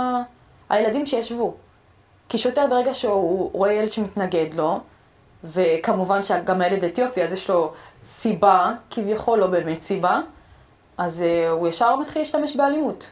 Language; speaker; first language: Hebrew; early bilingual, other home language; Amharic